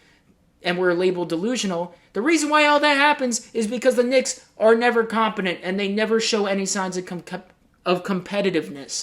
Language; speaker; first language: English; native; English